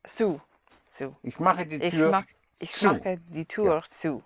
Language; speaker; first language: German; non-native, fluent; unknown